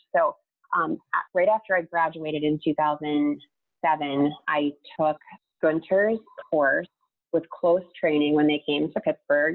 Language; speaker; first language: English; native; English